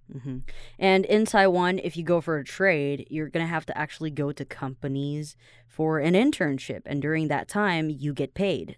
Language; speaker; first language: English; non-native, fluent; Chinese